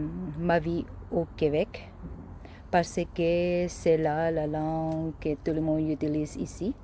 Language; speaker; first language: French; non-native, learner; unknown